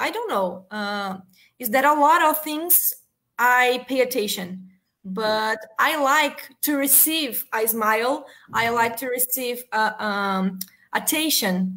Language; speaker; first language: English; non-native, learner; Portuguese